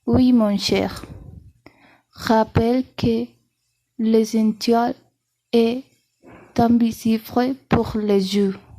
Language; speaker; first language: French; non-native, learner; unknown